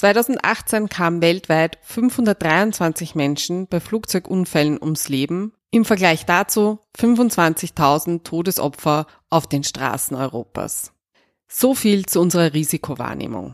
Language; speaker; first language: German; native; German